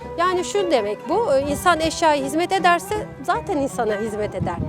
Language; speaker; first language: Turkish; native; Turkish